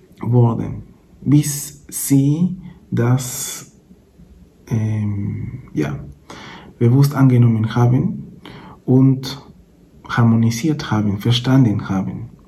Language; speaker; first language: German; non-native, fluent; Spanish